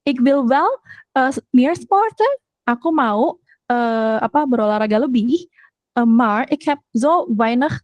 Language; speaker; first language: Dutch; non-native, fluent; Indonesian